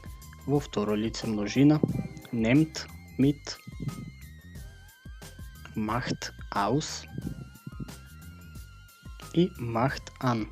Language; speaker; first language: German; non-native, fluent; Macedonian